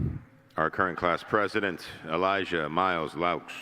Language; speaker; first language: English; native; English